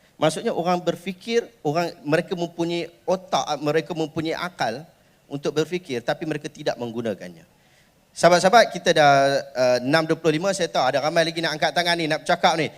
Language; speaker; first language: Malay; native; Malay